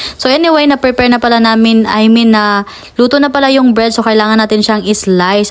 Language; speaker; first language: Filipino; non-native, local second language; Cebuano